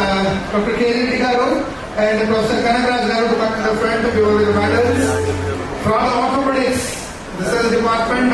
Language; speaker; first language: English; non-native, local second language; Telugu